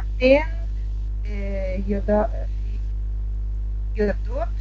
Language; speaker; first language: Hebrew; non-native, learner; Russian